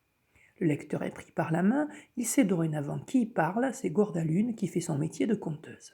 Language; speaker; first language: French; native; French